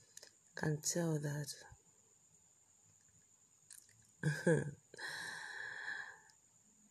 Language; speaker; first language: English; non-native, local second language; Igbo